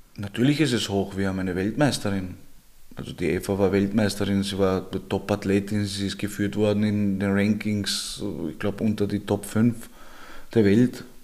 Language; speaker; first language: German; early bilingual, other home language; Georgian